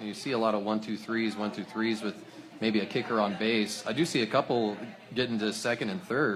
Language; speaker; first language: English; native; English